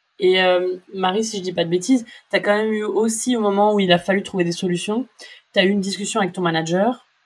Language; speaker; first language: French; native; French